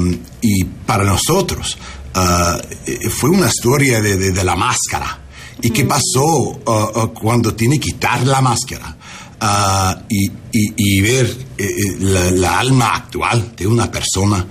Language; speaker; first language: Spanish; non-native, learner; English